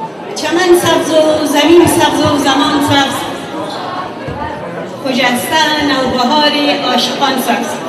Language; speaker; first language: Persian; native; Persian